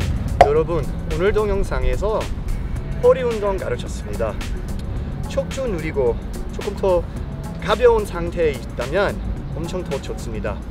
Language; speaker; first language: Korean; non-native, fluent; English